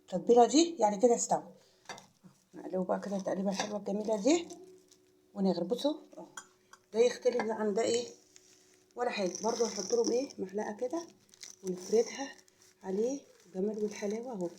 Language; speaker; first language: Arabic; native; Arabic